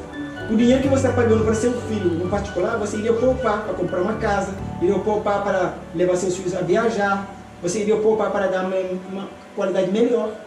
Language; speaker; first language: Portuguese; non-native, fluent; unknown